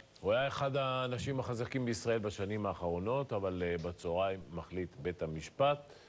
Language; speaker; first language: Hebrew; native; Hebrew